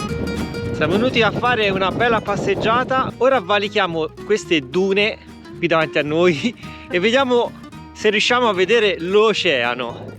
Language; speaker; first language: Italian; native; Italian